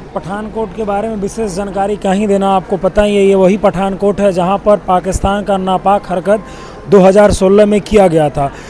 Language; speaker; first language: Hindi; native; Hindi